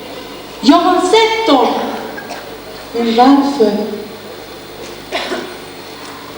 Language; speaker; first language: Swedish; non-native, learner; Kurdish